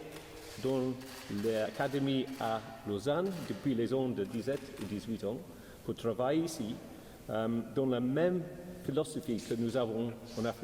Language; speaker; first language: French; non-native, learner; English